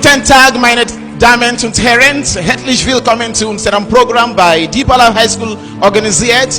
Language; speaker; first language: German; non-native, learner; Yoruba